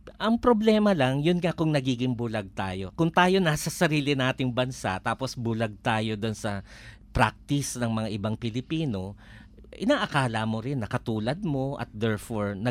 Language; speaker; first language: Filipino; native; Filipino